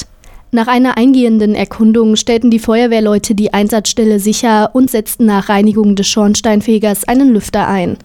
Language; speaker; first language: German; native; German